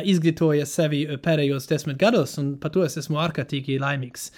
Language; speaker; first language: Latvian; non-native, fluent; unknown